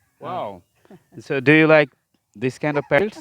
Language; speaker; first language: English; non-native, fluent; Bangla